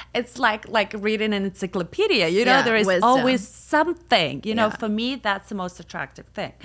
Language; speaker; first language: English; non-native, fluent; Russian